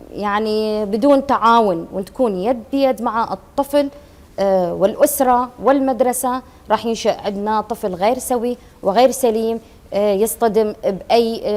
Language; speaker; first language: Arabic; native; Arabic